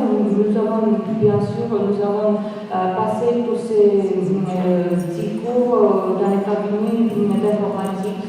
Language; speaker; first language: French; non-native, fluent; Georgian